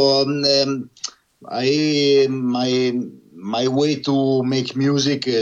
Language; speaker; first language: English; non-native, learner; Italian